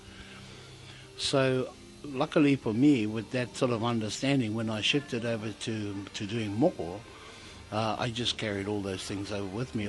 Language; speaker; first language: English; native; English